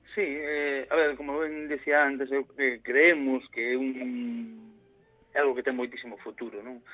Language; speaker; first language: Galician; native; Galician